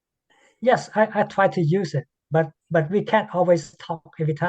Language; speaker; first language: English; non-native, learner; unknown